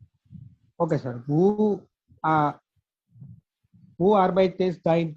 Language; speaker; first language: German; non-native, learner; Gujarati